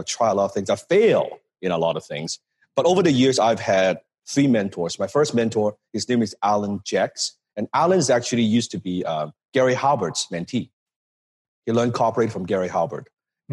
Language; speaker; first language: English; non-native, local second language; Cantonese